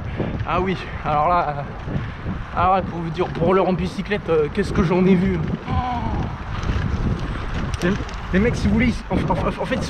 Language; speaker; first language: French; native; French